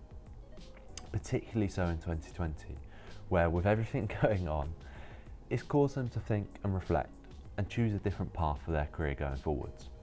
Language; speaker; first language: English; native; English